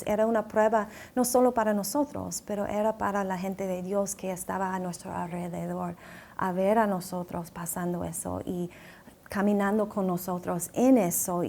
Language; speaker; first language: Spanish; non-native, fluent; English